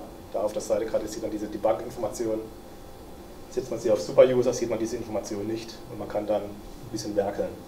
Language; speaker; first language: German; native; German